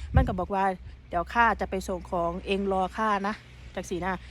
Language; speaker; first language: Thai; native; Thai